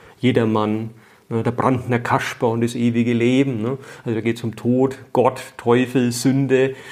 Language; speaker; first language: German; native; German